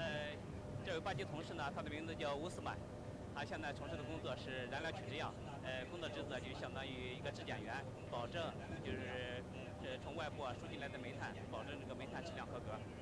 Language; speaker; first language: Chinese; native; Chinese